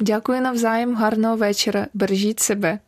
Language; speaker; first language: Ukrainian; native; Ukrainian